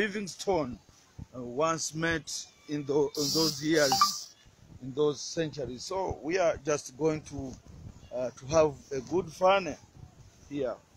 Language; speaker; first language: English; non-native, local second language; Swahili